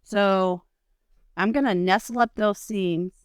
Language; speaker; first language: English; native; English